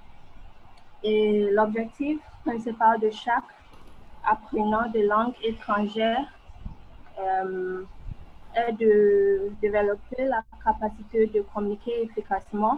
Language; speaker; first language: French; non-native, fluent; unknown